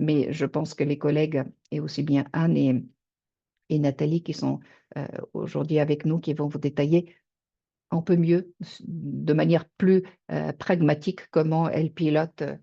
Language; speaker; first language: French; native; French